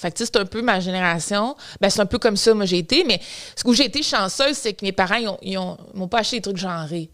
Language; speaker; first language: French; native; French